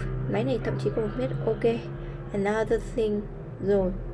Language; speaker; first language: Vietnamese; native; Vietnamese